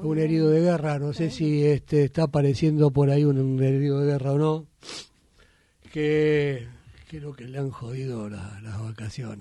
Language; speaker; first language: Spanish; native; Spanish